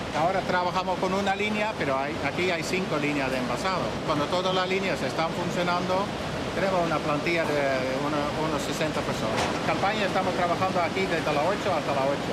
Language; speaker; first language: Spanish; non-native, fluent; Dutch